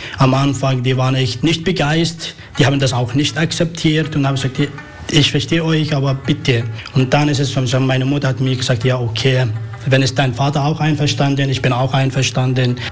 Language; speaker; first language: German; non-native, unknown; Arabic